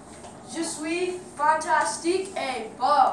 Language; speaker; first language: French; non-native, learner; English